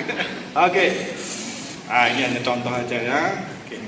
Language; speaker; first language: Indonesian; native; Indonesian